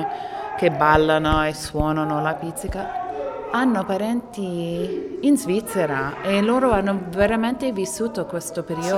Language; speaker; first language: Italian; non-native, fluent; Arabic